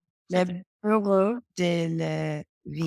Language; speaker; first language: French; non-native, learner; English